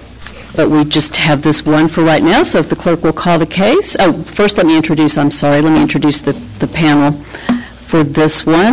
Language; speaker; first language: English; native; English